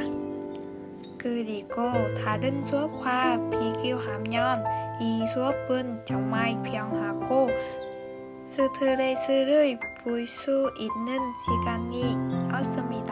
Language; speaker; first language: Korean; non-native, fluent; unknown